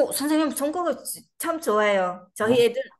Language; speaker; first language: Korean; non-native, learner; Vietnamese